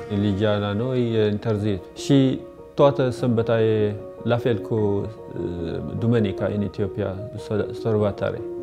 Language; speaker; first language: Romanian; non-native, learner; Tigrinya